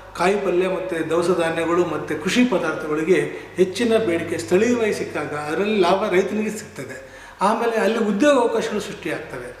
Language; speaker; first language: Kannada; native; Kannada